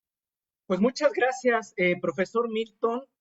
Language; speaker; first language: Spanish; native; Spanish